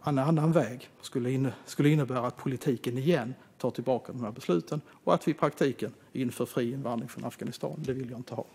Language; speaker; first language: Swedish; native; Swedish